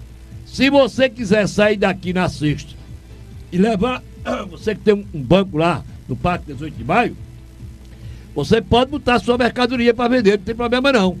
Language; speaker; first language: Portuguese; native; Portuguese